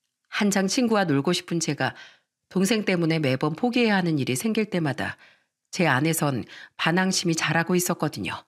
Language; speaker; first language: Korean; native; Korean